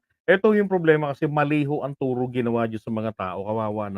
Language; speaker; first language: Filipino; native; Filipino